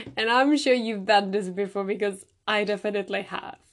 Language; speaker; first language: English; non-native, fluent; Czech